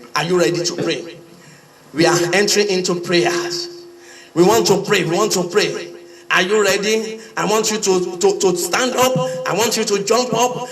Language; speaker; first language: English; non-native, local second language; Yoruba